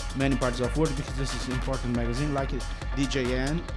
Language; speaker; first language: English; non-native, learner; Portuguese